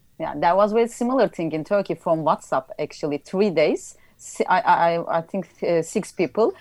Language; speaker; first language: English; non-native, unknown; Turkish